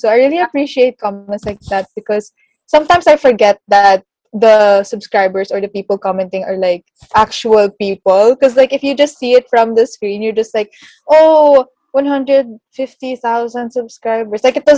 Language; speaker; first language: English; non-native, local second language; Filipino